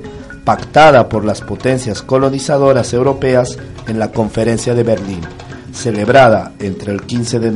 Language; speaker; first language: Spanish; native; Spanish